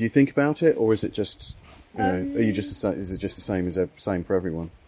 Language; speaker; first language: English; native; English